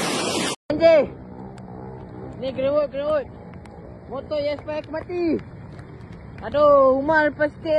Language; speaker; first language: Malay; native; Malay